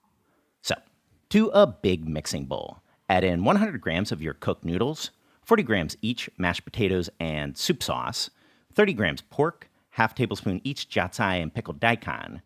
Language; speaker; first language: English; native; English